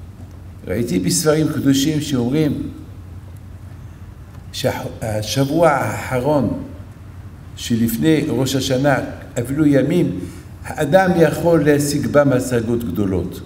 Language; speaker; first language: Hebrew; non-native, fluent; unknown